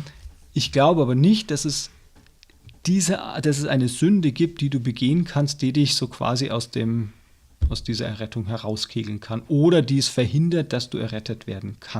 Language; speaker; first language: German; native; German